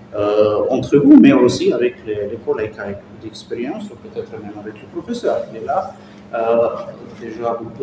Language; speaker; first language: French; non-native, fluent; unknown